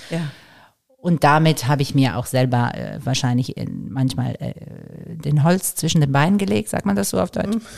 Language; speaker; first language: German; non-native, fluent; Italian